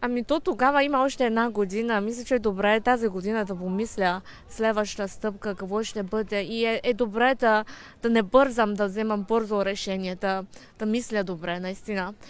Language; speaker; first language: Bulgarian; non-native, fluent; Chinese